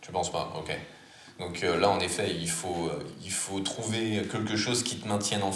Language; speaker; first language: French; native; French